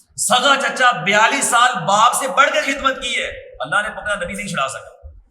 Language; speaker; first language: Urdu; non-native, local second language; Punjabi